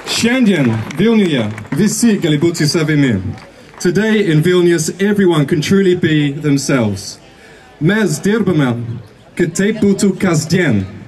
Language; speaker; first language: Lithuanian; non-native, fluent; English